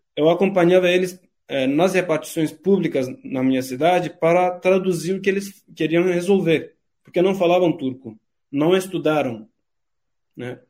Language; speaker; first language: Portuguese; non-native, fluent; Turkish